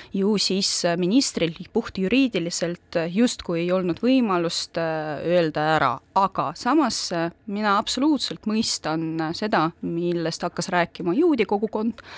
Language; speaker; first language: Estonian; non-native, local second language; Russian